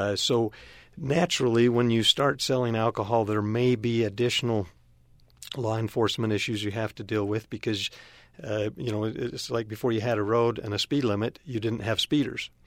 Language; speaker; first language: English; native; English